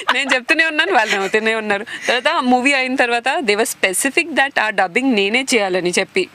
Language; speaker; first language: Telugu; non-native, local second language; Marwari